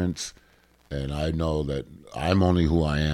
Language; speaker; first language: English; native; English